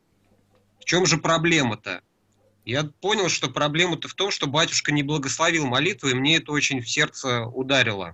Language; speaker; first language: Russian; native; Russian